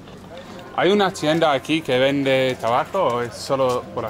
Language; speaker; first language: Spanish; non-native, learner; English